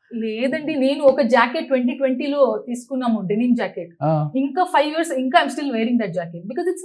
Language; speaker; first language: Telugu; non-native, learner; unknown